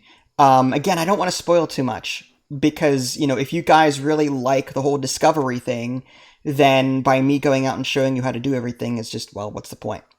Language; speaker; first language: English; native; English